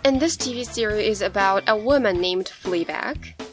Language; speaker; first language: English; non-native, fluent; Japanese